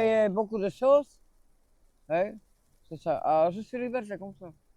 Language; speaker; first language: French; non-native, learner; Slovak